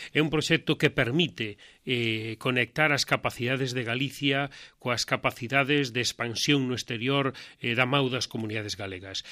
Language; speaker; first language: Galician; non-native, local second language; Spanish